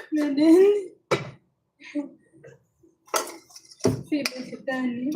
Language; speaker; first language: Arabic; non-native, learner; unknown